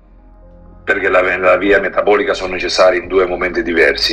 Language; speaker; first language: Italian; non-native, learner; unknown